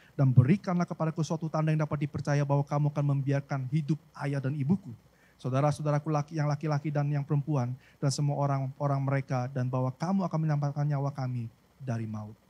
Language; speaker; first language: Indonesian; native; Indonesian